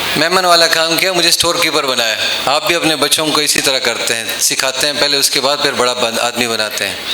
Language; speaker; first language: Urdu; non-native, local second language; Pashto